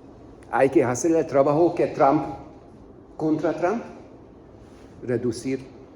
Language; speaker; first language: Spanish; non-native, learner; Hungarian